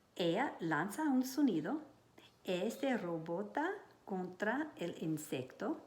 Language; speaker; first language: Spanish; non-native, learner; English